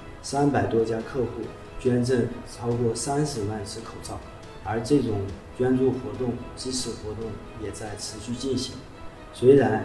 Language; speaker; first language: Chinese; native; Chinese